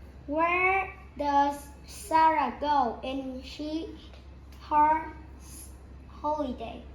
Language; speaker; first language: English; non-native, learner; Vietnamese